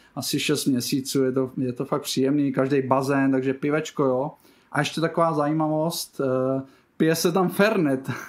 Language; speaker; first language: Czech; native; Czech